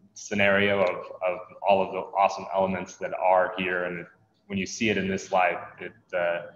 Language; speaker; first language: English; native; English